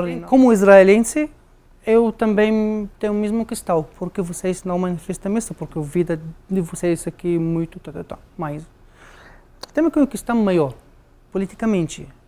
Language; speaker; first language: Portuguese; non-native, learner; Arabic